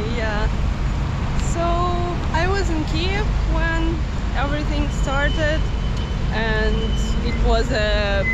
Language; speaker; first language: English; non-native, fluent; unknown